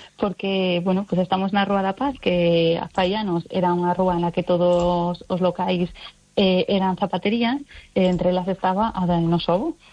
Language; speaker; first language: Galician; non-native, local second language; Spanish